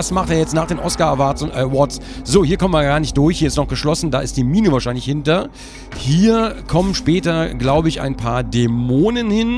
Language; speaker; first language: German; native; German